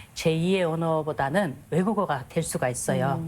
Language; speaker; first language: Korean; non-native, fluent; Kyrgyz